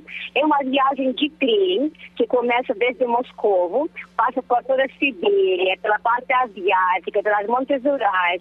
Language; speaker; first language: Portuguese; non-native, fluent; Russian